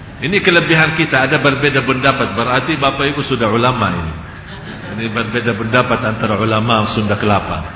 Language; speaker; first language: Indonesian; non-native, fluent; Arabic